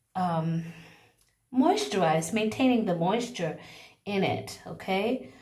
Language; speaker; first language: English; native; English